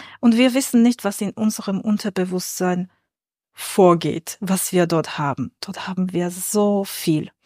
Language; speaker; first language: German; non-native, fluent; Armenian